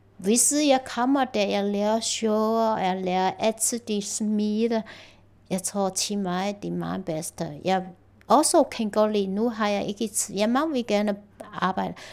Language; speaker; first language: Danish; non-native, learner; Chinese